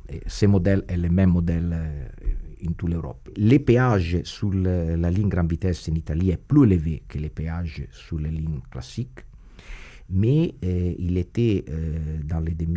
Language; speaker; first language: French; non-native, fluent; Italian